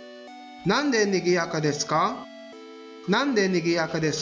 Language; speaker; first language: Japanese; non-native, fluent; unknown